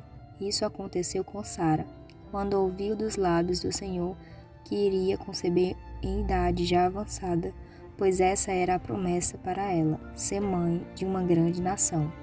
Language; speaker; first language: Portuguese; native; Portuguese